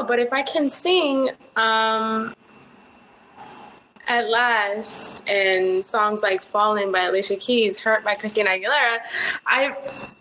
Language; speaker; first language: English; early bilingual, other home language; Spanish